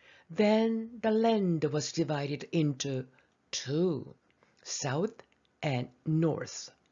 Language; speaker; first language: English; non-native, fluent; Korean